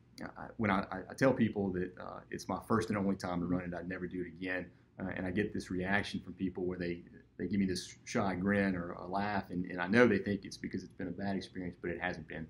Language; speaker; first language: English; native; English